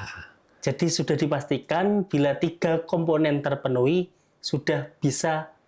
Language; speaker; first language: Indonesian; native; Indonesian